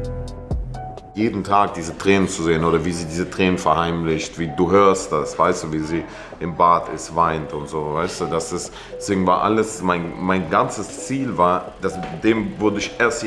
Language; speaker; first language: German; early bilingual, other home language; Russian